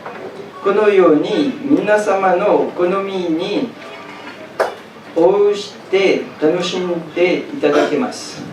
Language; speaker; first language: Japanese; non-native, fluent; French